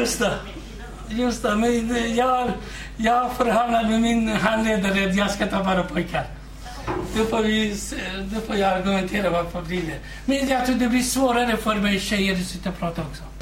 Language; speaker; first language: Swedish; non-native, fluent; Kurdish